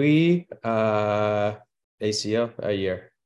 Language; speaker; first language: Spanish; non-native, learner; English